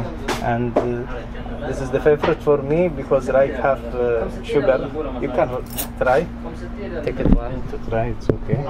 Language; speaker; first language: English; non-native, local second language; Arabic